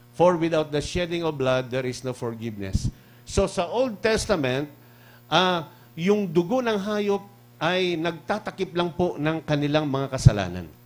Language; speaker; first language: Filipino; non-native, local second language; Cebuano